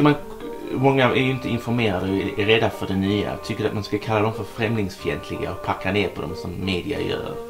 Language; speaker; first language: Swedish; native; Swedish